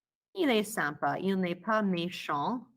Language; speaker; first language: French; non-native, fluent; English